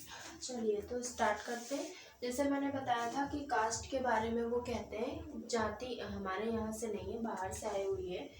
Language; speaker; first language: Hindi; native; Hindi